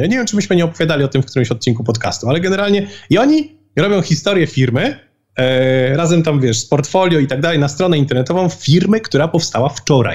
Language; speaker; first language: Polish; native; Polish